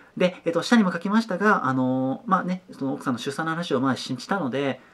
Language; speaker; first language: Japanese; native; Japanese